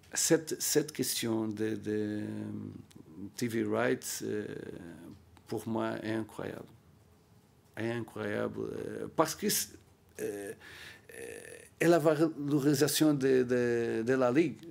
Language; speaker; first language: French; non-native, learner; Portuguese